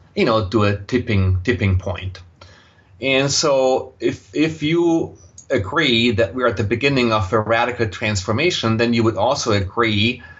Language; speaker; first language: English; non-native, fluent; German